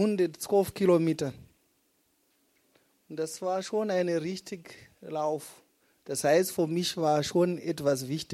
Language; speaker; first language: German; non-native, fluent; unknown